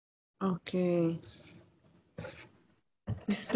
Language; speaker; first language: English; non-native, learner; Spanish